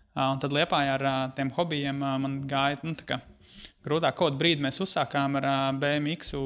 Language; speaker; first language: Latvian; native; Latvian